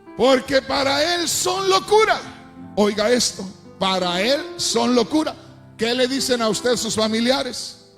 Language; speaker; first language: Spanish; native; Spanish